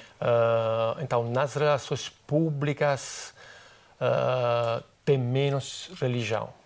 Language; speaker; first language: Portuguese; non-native, fluent; Italian